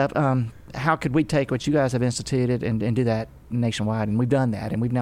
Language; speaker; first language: English; native; English